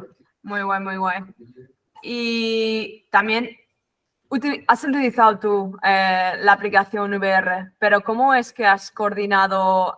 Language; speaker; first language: Spanish; non-native, fluent; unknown